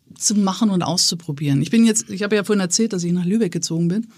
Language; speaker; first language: German; native; German